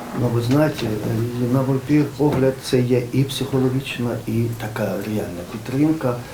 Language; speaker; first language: Ukrainian; non-native, fluent; Georgian